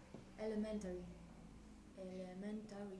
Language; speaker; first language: English; non-native, learner; Spanish